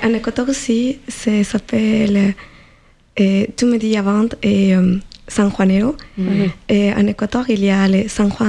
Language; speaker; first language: French; non-native, learner; Spanish